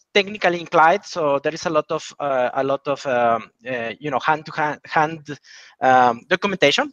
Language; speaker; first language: English; non-native, fluent; Spanish